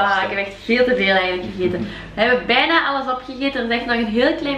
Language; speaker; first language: Dutch; native; Dutch